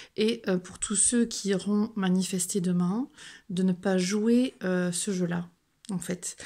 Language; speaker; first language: French; native; French